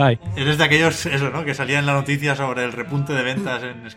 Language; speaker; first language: Spanish; native; Spanish